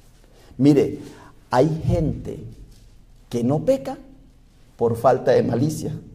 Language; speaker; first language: Spanish; native; Spanish